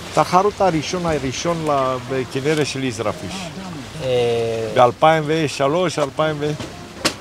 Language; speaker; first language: Hebrew; non-native, learner; Romanian